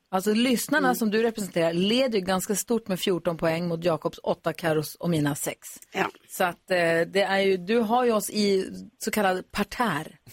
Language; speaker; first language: Swedish; native; Swedish